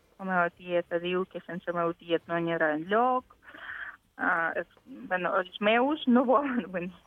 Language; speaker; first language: Catalan; non-native, fluent; Ukrainian